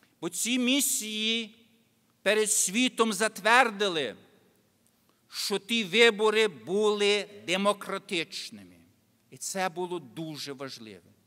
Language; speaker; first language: Ukrainian; early bilingual, heritage; Ukrainian